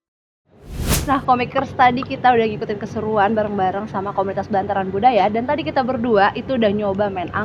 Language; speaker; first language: Indonesian; native; Indonesian